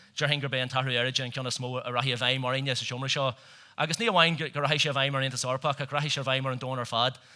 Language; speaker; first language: Irish; native; Irish